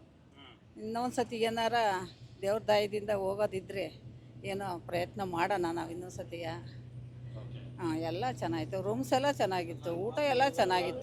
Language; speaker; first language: Kannada; non-native, local second language; Telugu